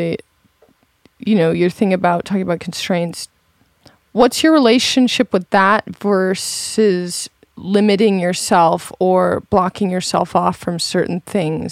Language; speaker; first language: English; native; English